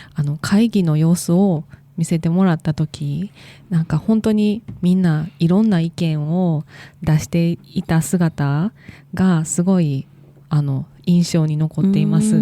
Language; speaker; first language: Japanese; native; Japanese